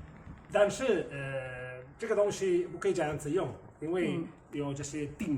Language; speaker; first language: Chinese; non-native, fluent; Italian